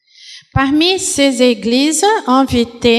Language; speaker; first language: French; non-native, fluent; Portuguese